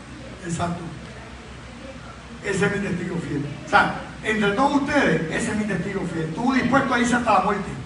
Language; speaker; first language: Spanish; native; Spanish